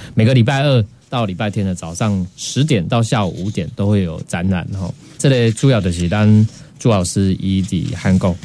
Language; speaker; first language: Chinese; native; Chinese